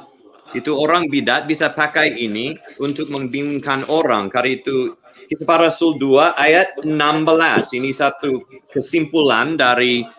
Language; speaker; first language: Indonesian; non-native, learner; English